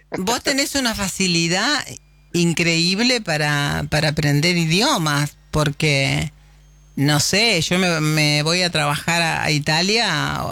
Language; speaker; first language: Spanish; native; Spanish